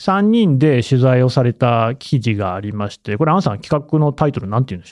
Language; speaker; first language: Japanese; native; Japanese